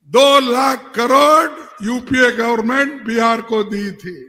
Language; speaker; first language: Hindi; non-native, local second language; Kannada